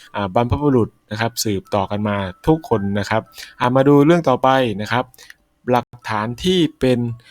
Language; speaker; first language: Thai; native; Thai